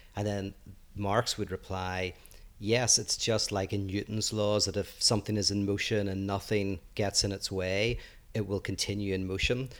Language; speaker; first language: English; native; English